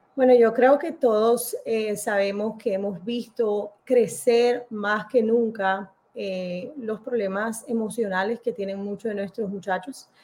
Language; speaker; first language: Spanish; early bilingual, heritage; Spanish